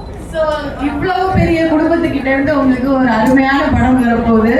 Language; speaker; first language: Tamil; native; Tamil